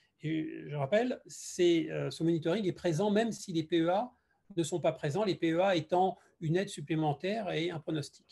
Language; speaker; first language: French; native; French